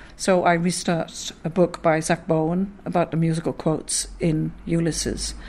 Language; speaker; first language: English; non-native, fluent; Dutch